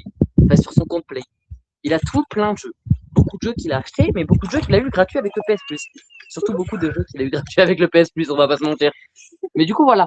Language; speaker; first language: French; native; French